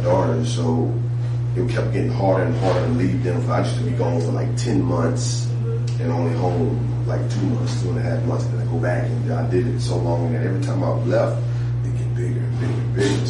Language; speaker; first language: English; native; English